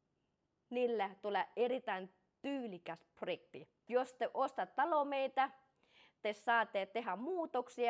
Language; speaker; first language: Finnish; non-native, learner; Thai